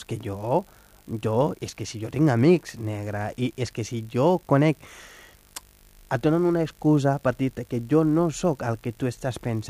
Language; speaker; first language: Catalan; non-native, fluent; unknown